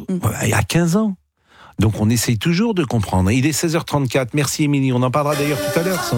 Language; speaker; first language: French; native; French